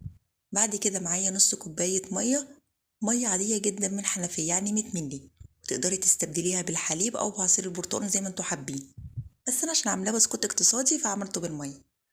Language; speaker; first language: Arabic; native; Arabic